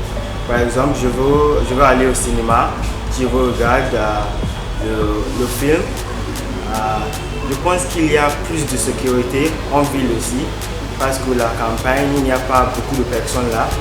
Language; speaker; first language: French; non-native, learner; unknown